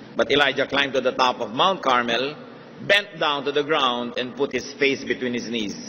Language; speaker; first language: English; non-native, local second language; Filipino